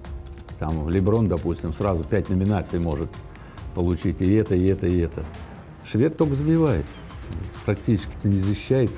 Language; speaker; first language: Russian; native; Russian